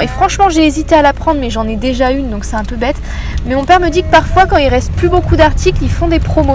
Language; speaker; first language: French; native; French